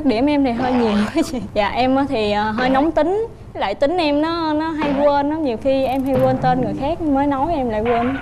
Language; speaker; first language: Vietnamese; native; Vietnamese